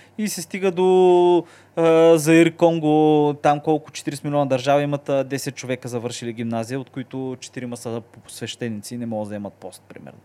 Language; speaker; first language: Bulgarian; native; Bulgarian